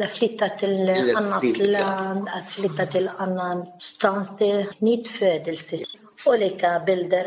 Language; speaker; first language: Swedish; non-native, learner; Arabic